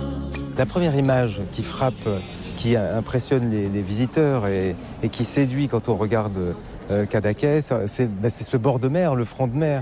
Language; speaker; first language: French; native; French